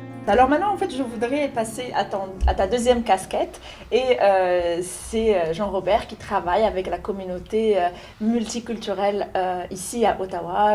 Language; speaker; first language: French; native; French